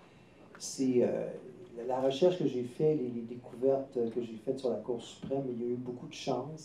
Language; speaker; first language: French; native; French